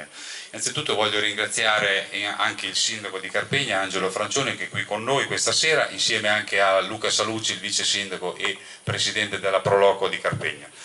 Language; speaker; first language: Italian; native; Italian